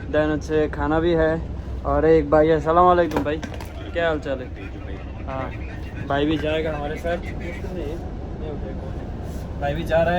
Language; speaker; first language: Hindi; non-native, learner; Bangla